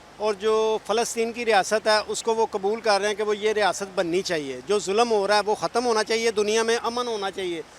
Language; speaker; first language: Urdu; non-native, local second language; Punjabi